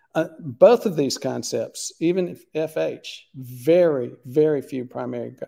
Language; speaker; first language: English; native; English